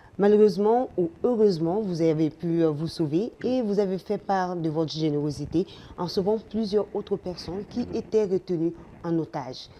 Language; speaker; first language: French; non-native, local second language; Bambara